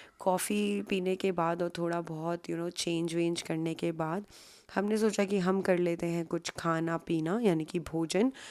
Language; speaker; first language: Hindi; native; Hindi